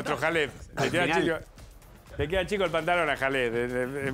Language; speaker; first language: Spanish; native; Spanish